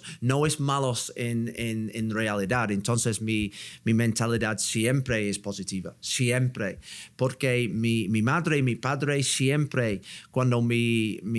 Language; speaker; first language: Spanish; non-native, learner; English